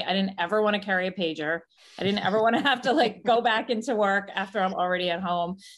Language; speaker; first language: English; native; English